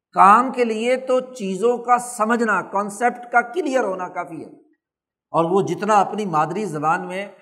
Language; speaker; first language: Urdu; non-native, local second language; Punjabi